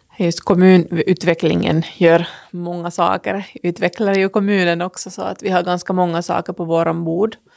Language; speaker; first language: Swedish; non-native, local second language; Finnish